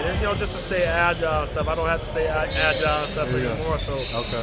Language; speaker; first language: English; native; English